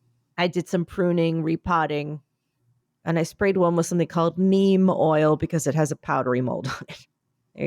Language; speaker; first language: English; native; English